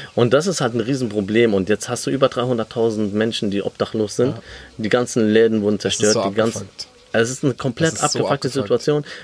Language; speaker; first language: German; native; German